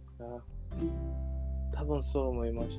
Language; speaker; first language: Japanese; non-native, learner; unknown